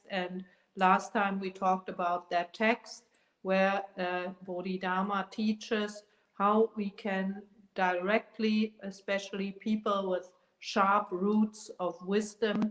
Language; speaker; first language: English; non-native, fluent; German